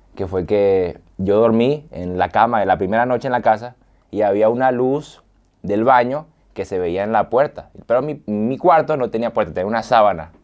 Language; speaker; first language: Spanish; native; Spanish